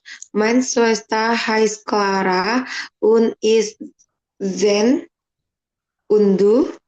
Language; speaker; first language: German; non-native, learner; Indonesian